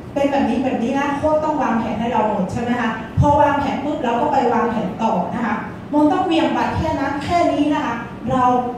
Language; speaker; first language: Thai; non-native, local second language; Shan